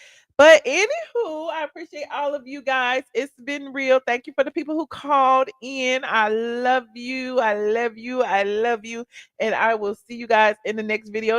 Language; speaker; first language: English; native; English